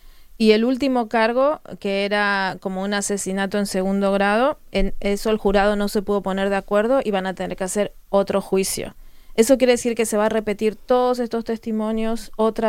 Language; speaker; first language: Spanish; native; Spanish